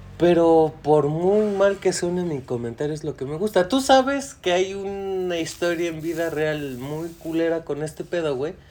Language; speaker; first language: Spanish; native; Spanish